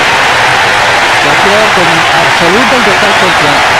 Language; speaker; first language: Spanish; native; Spanish